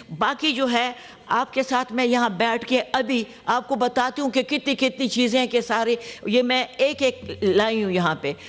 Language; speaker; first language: Urdu; non-native, local second language; Pashto